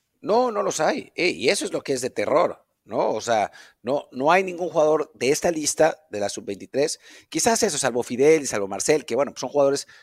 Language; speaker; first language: Spanish; native; Spanish